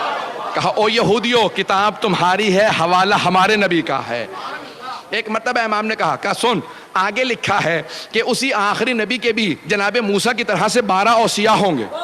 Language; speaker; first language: Urdu; native; Urdu